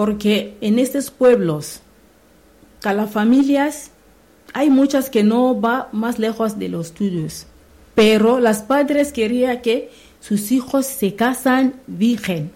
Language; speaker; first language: Spanish; non-native, learner; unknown